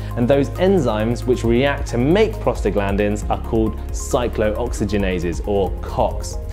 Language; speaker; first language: English; native; English